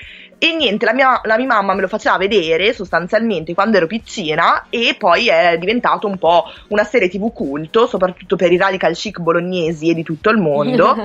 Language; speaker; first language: Italian; native; Italian